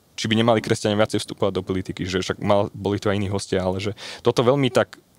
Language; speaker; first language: Slovak; native; Slovak